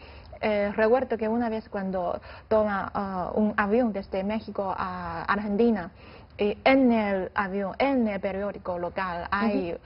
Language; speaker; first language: Spanish; non-native, fluent; Chinese